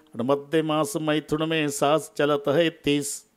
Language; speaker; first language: Hindi; non-native, local second language; Marathi